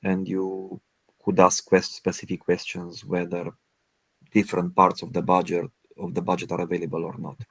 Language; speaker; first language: English; non-native, fluent; Romanian